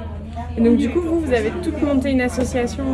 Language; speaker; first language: French; native; French